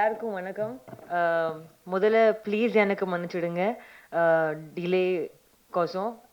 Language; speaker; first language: Tamil; non-native, learner; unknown